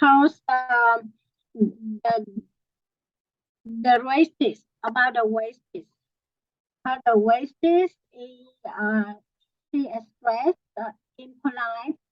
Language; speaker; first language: English; non-native, learner; Vietnamese